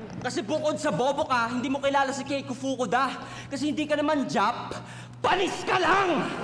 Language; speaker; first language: Filipino; native; Filipino